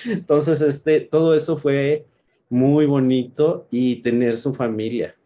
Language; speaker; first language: Spanish; native; Spanish